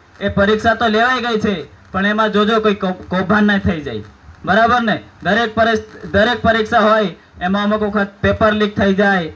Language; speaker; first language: Gujarati; non-native, local second language; Rathawi